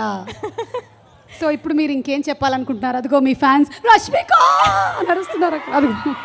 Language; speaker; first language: Telugu; native; Telugu